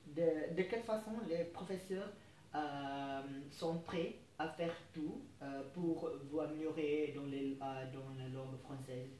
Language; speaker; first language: French; non-native, fluent; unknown